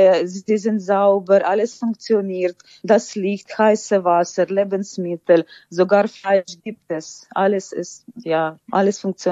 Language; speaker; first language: German; non-native, fluent; Ukrainian